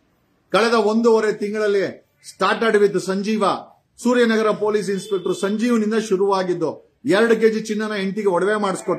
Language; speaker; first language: Kannada; native; Kannada